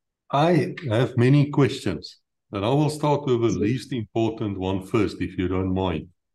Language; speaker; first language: English; non-native, local second language; Afrikaans